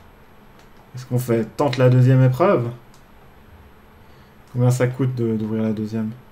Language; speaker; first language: French; native; French